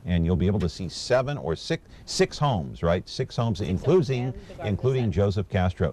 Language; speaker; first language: English; native; English